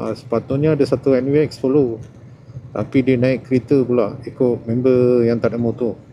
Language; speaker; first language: Malay; non-native, local second language; Tamil